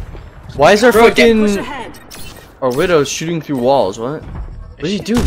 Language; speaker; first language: English; native; English